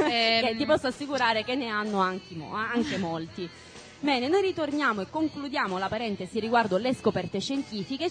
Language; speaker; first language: Italian; native; Italian